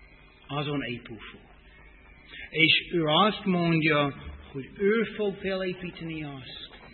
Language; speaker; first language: Hungarian; non-native, fluent; English